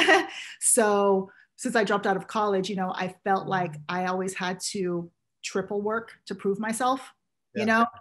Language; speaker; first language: English; native; English